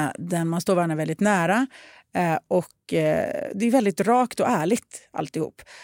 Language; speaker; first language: Swedish; early bilingual, other home language; Russian